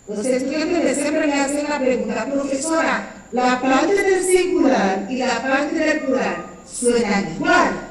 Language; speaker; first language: Spanish; non-native, fluent; French